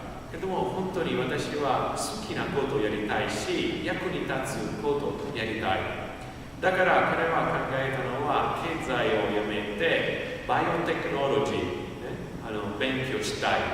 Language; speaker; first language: Japanese; non-native, fluent; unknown